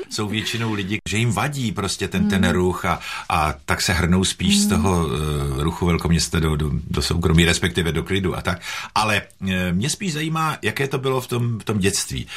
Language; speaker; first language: Czech; native; Czech